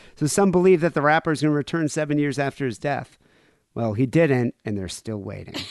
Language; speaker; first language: English; native; English